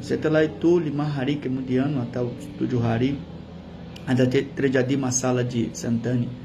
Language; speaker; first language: Indonesian; non-native, fluent; Portuguese